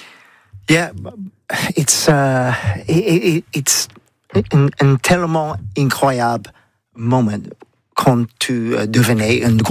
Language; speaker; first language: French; non-native, learner; English